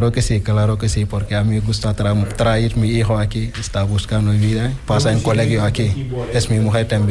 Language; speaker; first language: Spanish; non-native, learner; Wolof